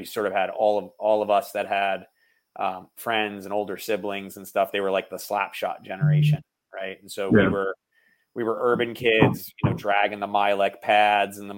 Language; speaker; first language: English; native; English